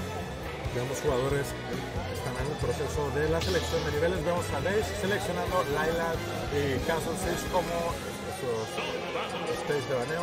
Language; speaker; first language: Spanish; native; Spanish